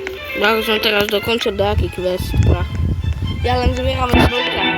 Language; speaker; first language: Polish; non-native, learner; Slovak